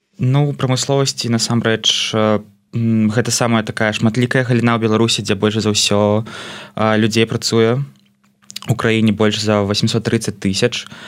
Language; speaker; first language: Belarusian; non-native, local second language; Russian